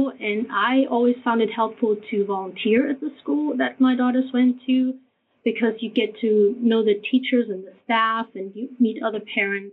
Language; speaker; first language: English; non-native, fluent; German